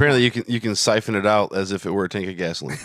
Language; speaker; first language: English; native; English